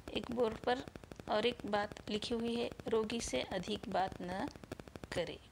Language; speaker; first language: Hindi; non-native, local second language; Marathi